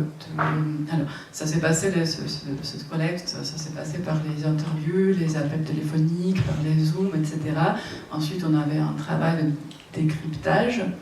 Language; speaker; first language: French; non-native, fluent; Russian